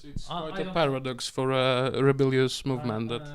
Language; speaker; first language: English; non-native, fluent; Polish